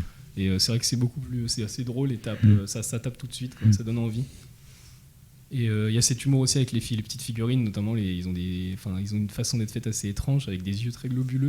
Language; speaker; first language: French; native; French